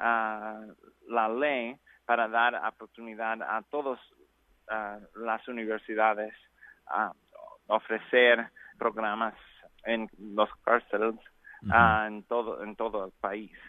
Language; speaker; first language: Spanish; non-native, learner; English